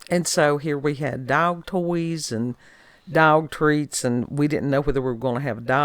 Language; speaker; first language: English; native; English